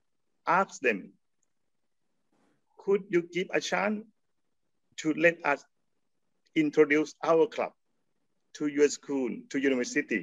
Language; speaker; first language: English; non-native, learner; Thai